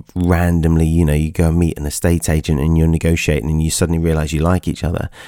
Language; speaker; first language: English; native; English